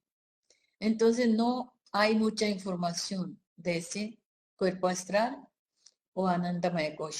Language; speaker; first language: Spanish; non-native, fluent; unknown